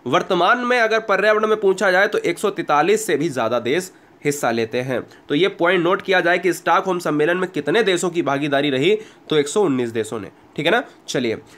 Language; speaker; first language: Hindi; native; Hindi